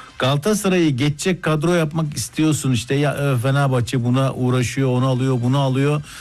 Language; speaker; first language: Turkish; native; Turkish